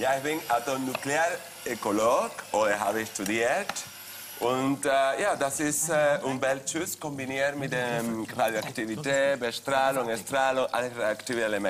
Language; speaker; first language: German; non-native, fluent; Spanish